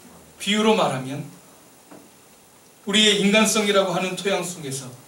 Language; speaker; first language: Korean; native; Korean